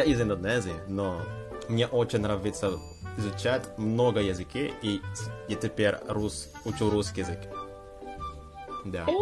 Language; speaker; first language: Russian; non-native, learner; Indonesian